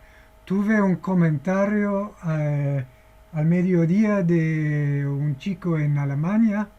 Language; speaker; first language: Spanish; non-native, fluent; English